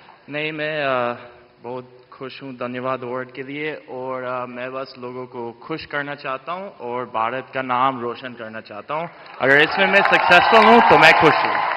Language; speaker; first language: Hindi; non-native, fluent; English